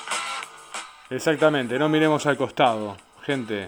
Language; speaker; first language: Spanish; native; Spanish